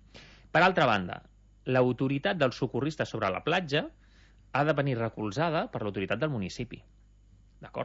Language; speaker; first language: Catalan; native; Catalan